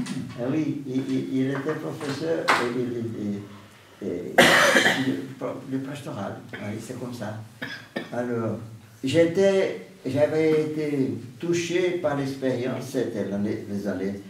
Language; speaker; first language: French; non-native, fluent; Portuguese